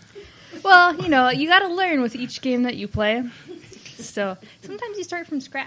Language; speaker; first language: English; native; English